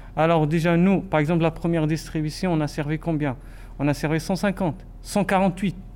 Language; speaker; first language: French; non-native, local second language; Arabic